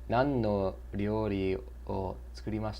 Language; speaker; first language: Japanese; non-native, learner; English